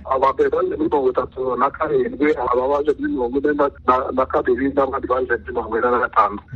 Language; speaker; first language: Kinyarwanda; early bilingual, heritage; Kinyarwanda